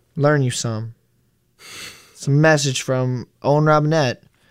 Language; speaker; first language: English; native; English